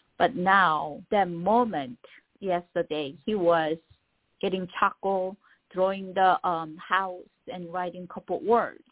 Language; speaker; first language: English; non-native, fluent; Korean